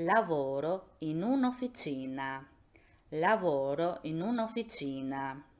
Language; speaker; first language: Italian; non-native, fluent; Albanian